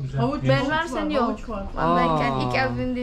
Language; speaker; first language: Turkish; non-native, learner; Indonesian